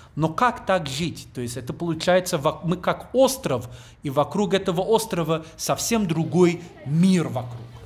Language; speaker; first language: Russian; non-native, fluent; English